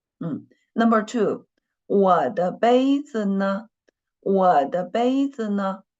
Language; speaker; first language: Chinese; non-native, fluent; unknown